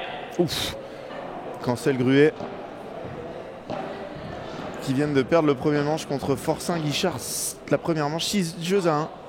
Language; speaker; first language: French; native; French